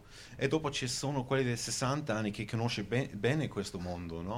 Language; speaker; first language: Italian; early bilingual, heritage; Venetian